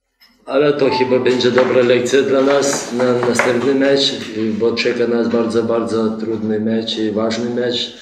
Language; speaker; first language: Polish; non-native, fluent; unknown